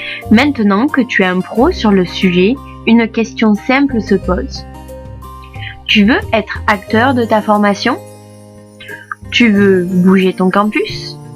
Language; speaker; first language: French; native; French